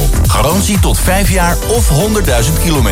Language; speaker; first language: Dutch; native; Dutch